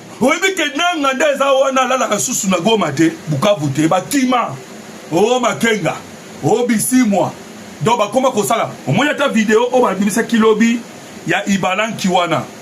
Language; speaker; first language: Lingala; native; Lingala